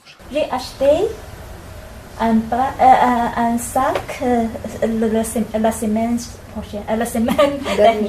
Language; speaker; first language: French; non-native, learner; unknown